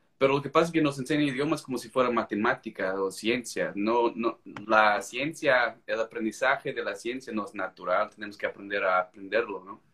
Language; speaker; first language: Spanish; non-native, fluent; English